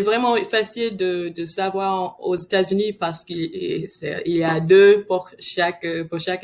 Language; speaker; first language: French; non-native, fluent; English